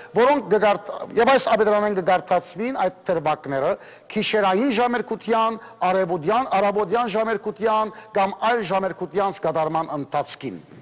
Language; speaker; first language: Armenian; early bilingual, heritage; Armenian